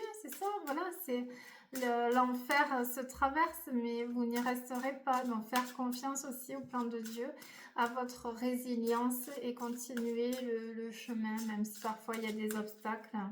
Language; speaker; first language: French; native; French